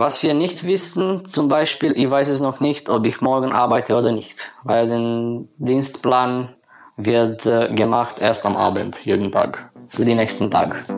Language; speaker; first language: German; non-native, learner; Romanian